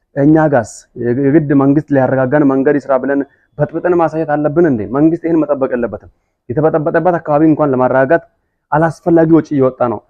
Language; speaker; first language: Amharic; non-native, local second language; Hadiyya